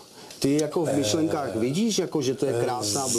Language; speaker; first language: Czech; native; Czech